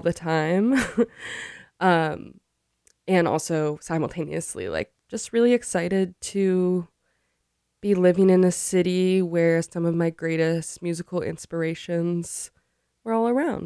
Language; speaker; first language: English; native; English